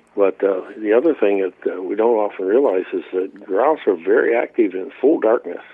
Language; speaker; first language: English; native; English